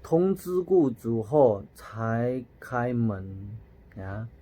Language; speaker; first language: Chinese; non-native, fluent; Indonesian